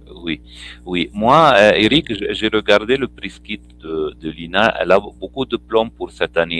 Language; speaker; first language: French; non-native, fluent; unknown